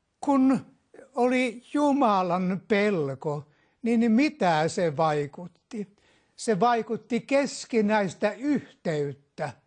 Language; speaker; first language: Finnish; native; Finnish